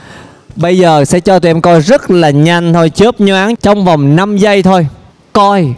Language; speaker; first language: Vietnamese; native; Vietnamese